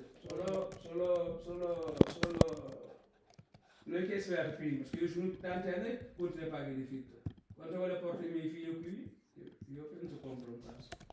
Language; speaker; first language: Italian; non-native, learner; Punjabi